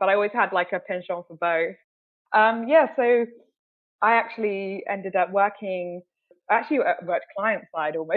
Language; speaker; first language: English; native; English